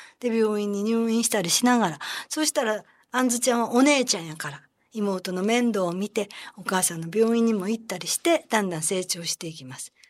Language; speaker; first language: Japanese; native; Japanese